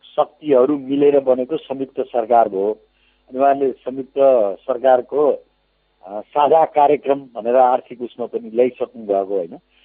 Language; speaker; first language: Nepali; native; Nepali